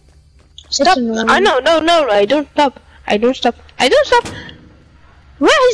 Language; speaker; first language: English; non-native, learner; French